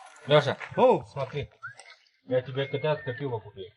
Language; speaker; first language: Russian; non-native, learner; Chinese